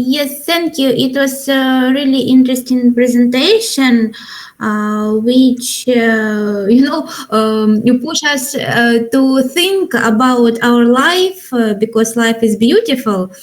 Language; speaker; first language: English; non-native, learner; Ukrainian